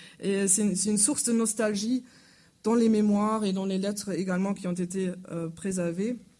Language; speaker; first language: French; non-native, fluent; German